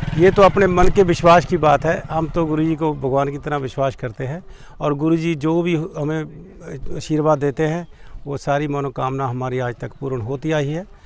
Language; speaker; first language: Hindi; non-native, local second language; Punjabi